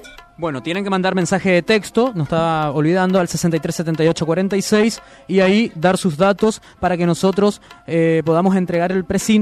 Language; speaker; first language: Spanish; native; Spanish